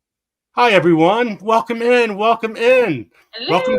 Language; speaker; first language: English; native; English